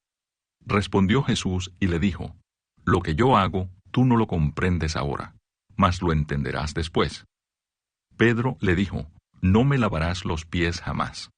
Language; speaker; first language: Spanish; native; Spanish